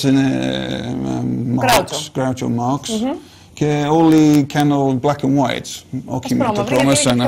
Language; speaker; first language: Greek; non-native, learner; English